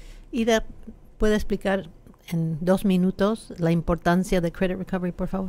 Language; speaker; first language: Spanish; non-native, fluent; English